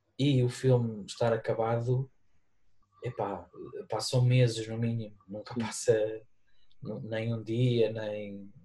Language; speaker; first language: Portuguese; native; Portuguese